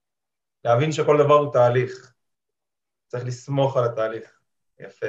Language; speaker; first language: Hebrew; native; Hebrew